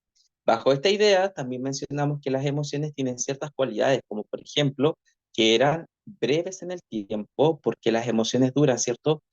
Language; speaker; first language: Spanish; native; Spanish